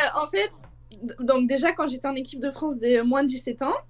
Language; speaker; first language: French; native; French